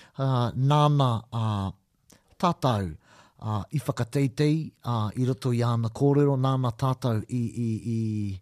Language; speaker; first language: Māori; non-native, local second language; English